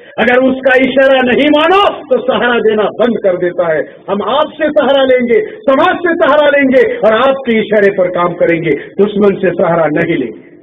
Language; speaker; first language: Hindi; non-native, local second language; Marathi